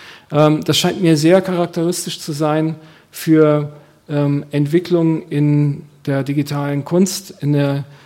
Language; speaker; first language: German; native; German